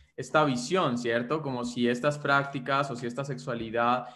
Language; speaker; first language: Spanish; native; Spanish